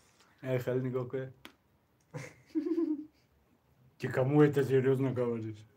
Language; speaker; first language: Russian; non-native, local second language; Tajik